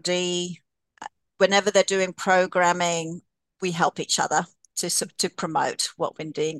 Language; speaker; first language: English; native; English